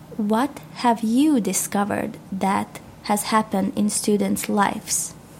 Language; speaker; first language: English; non-native, fluent; Latvian